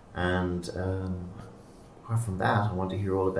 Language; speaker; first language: English; native; English